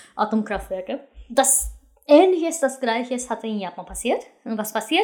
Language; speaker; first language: German; non-native, fluent; Japanese